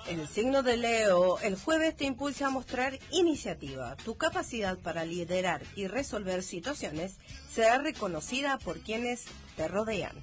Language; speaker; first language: Spanish; native; Spanish